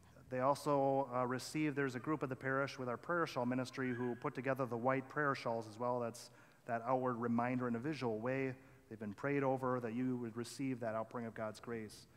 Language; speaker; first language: English; native; English